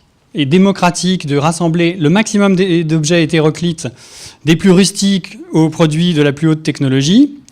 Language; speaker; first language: French; native; French